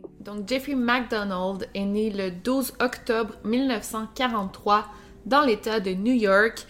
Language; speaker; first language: French; native; French